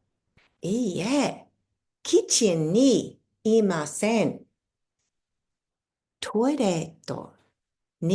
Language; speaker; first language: Japanese; non-native, fluent; English